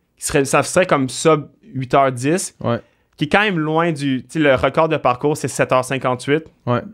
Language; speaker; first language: French; native; French